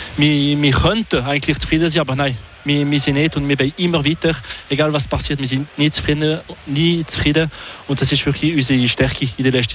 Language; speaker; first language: German; non-native, local second language; French